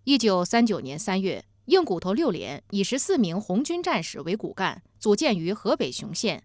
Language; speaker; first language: Chinese; native; Chinese